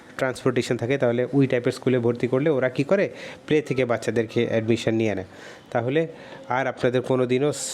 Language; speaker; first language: Bangla; early bilingual, heritage; Bangla